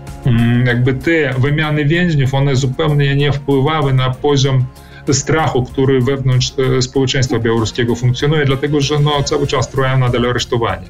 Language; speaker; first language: Polish; early bilingual, heritage; Polish